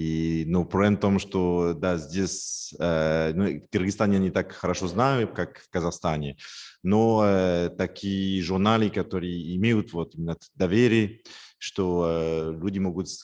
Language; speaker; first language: Russian; non-native, fluent; French